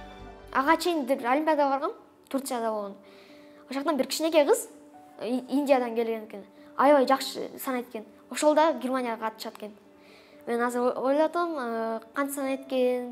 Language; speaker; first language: Kyrgyz; non-native, local second language; Russian